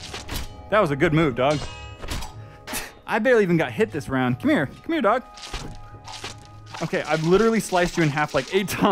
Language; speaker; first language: English; native; English